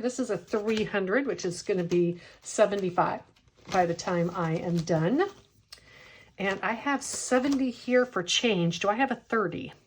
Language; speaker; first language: English; native; English